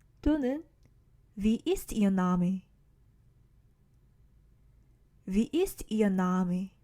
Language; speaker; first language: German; non-native, learner; Korean